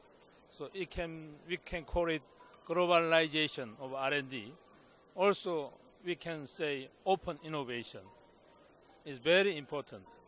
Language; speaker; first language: English; non-native, fluent; Korean